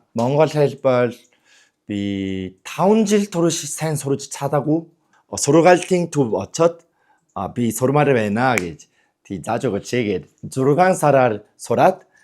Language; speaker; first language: Mongolian; non-native, learner; Korean